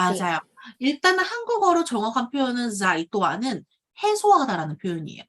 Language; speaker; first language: Korean; native; Korean